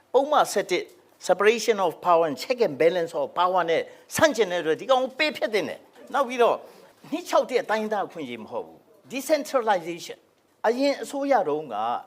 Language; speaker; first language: Burmese; non-native, local second language; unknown